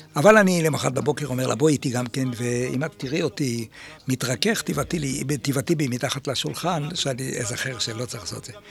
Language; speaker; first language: Hebrew; native; Hebrew